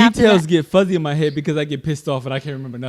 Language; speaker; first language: English; native; English